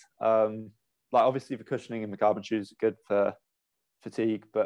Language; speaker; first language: English; native; English